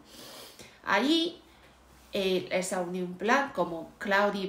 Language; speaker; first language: Spanish; non-native, fluent; Chinese